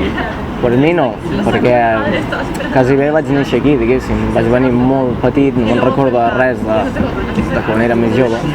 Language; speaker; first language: Catalan; early bilingual, other home language; Bosnian